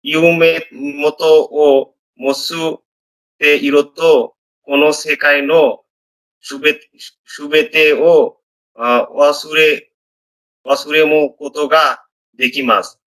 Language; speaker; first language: Japanese; non-native, learner; Bangla